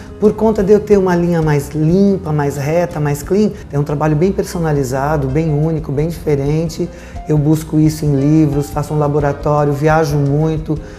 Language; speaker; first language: Portuguese; early bilingual, other home language; Italian